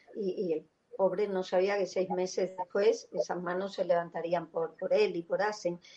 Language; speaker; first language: Spanish; native; Spanish